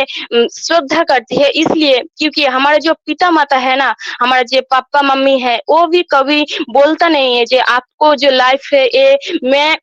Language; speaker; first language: Hindi; non-native, local second language; Bangla